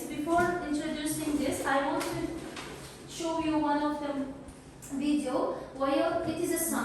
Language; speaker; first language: English; non-native, fluent; Uzbek